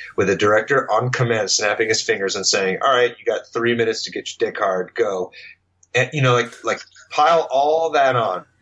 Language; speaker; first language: English; native; English